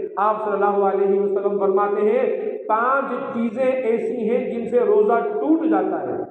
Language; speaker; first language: Urdu; non-native, local second language; Sindhi